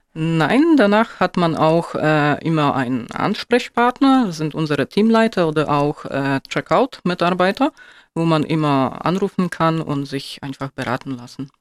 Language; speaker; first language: German; non-native, fluent; Polish